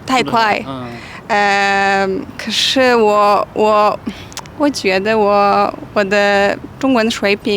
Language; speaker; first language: Chinese; non-native, learner; Polish